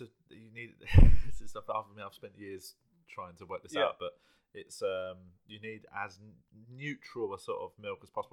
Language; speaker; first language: English; native; English